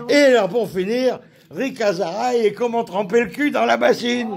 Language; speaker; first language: French; native; French